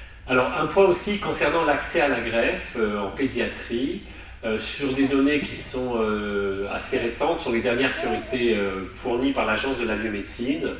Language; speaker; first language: French; native; French